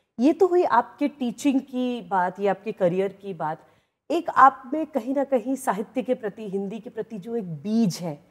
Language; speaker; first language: Hindi; native; Hindi